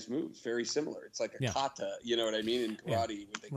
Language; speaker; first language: English; native; English